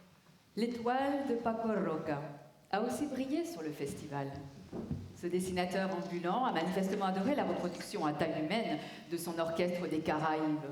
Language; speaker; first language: French; native; French